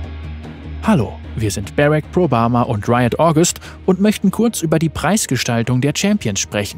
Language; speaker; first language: German; native; German